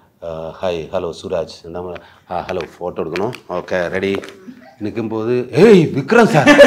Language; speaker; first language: Tamil; non-native, learner; Malayalam